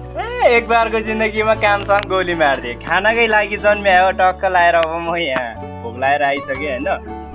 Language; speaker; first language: Nepali; non-native, local second language; Eastern Tamang